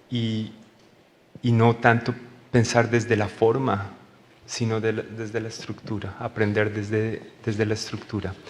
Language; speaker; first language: Portuguese; non-native, learner; Spanish